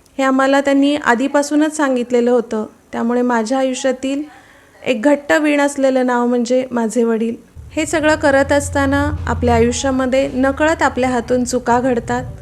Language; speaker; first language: Marathi; native; Marathi